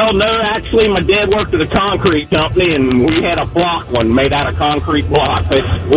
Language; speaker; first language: English; native; English